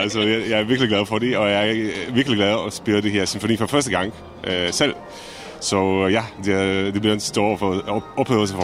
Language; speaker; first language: Danish; non-native, fluent; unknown